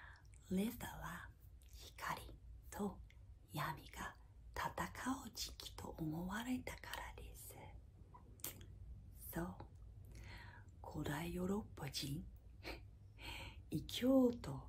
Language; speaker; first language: Japanese; non-native, fluent; English